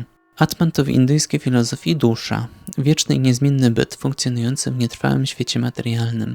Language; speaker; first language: Polish; native; Polish